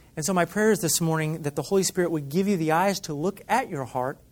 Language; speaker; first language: English; native; English